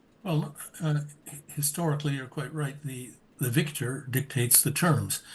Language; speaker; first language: English; native; English